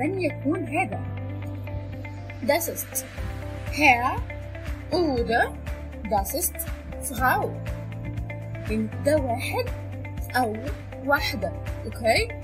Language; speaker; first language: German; non-native, learner; Arabic